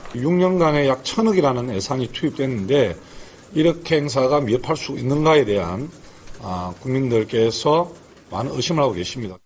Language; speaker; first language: Korean; native; Korean